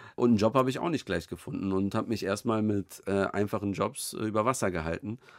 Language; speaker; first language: German; native; German